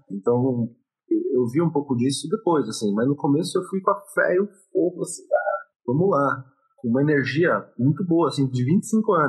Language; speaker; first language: Portuguese; native; Portuguese